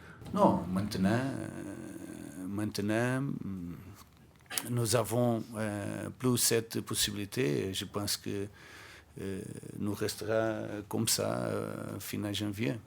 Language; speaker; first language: French; non-native, fluent; Portuguese